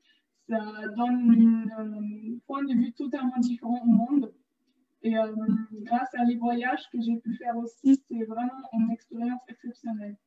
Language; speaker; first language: French; non-native, fluent; German